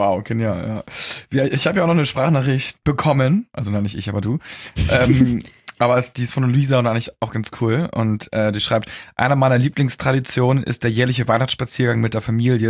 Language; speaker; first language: German; native; German